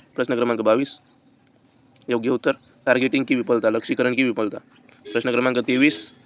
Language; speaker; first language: Hindi; non-native, local second language; Marathi